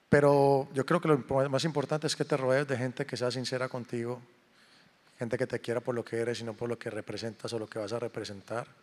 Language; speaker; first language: Spanish; native; Spanish